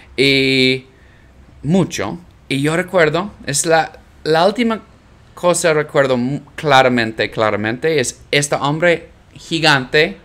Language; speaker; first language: Spanish; non-native, learner; English